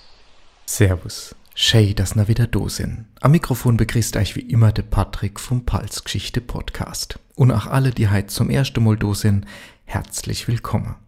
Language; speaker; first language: German; native; German